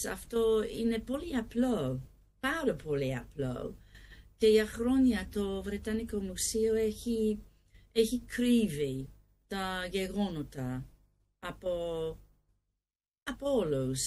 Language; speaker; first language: Greek; non-native, learner; English